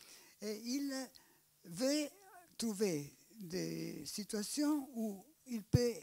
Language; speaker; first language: French; non-native, learner; Italian